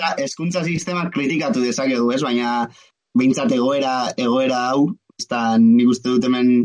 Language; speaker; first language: Basque; non-native, local second language; Spanish